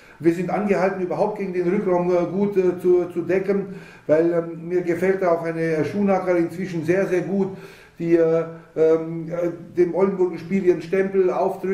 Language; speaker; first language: German; native; German